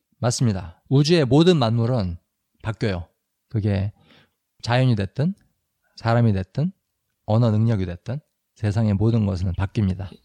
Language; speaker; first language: Korean; native; Korean